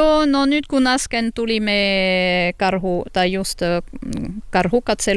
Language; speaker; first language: Finnish; non-native, learner; French